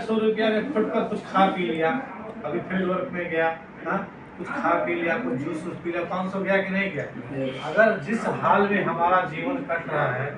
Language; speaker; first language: Hindi; non-native, learner; Nepali